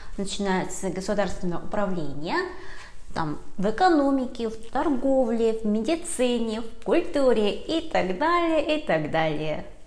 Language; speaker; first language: Russian; early bilingual, other home language; Korean